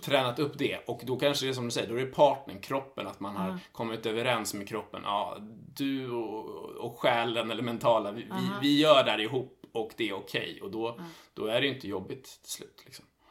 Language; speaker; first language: Swedish; native; Swedish